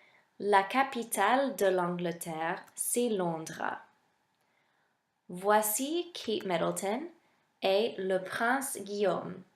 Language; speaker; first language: French; non-native, fluent; English